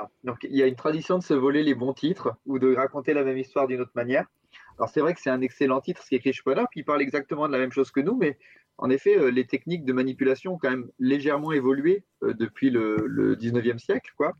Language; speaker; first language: French; native; French